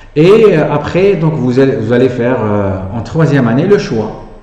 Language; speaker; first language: French; non-native, local second language; Arabic